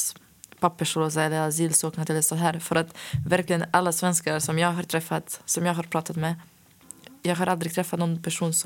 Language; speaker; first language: Swedish; non-native, fluent; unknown